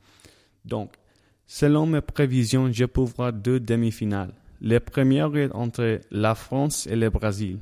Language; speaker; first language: French; non-native, learner; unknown